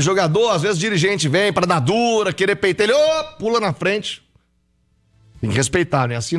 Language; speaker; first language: Portuguese; native; Portuguese